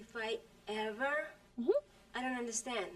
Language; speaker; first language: English; non-native, learner; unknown